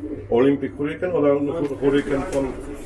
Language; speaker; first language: German; non-native, fluent; Polish